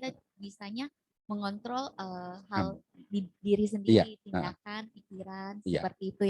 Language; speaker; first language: Indonesian; native; Indonesian